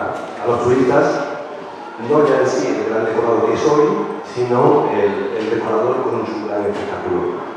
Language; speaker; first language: Spanish; native; Spanish